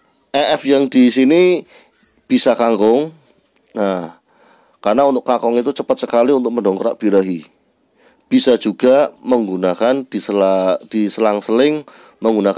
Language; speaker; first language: Indonesian; native; Indonesian